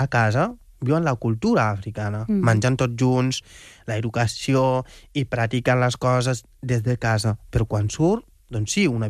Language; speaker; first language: Catalan; non-native, fluent; Wolof